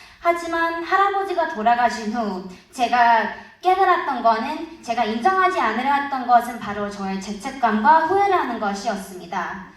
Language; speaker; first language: Korean; early bilingual, heritage; Korean